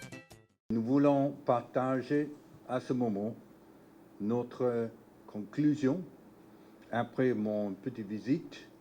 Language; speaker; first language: French; non-native, learner; English